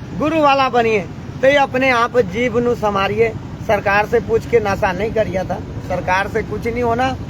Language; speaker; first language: Punjabi; non-native, learner; Nepali